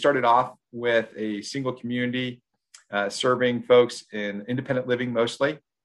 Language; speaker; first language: English; native; English